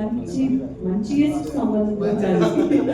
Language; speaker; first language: Telugu; non-native, learner; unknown